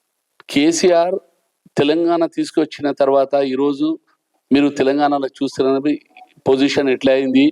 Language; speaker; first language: Telugu; non-native, local second language; Urdu